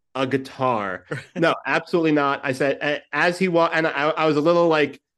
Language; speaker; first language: English; native; English